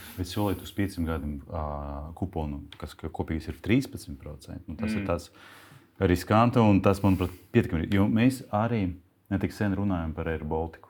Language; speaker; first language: Latvian; non-native, local second language; Russian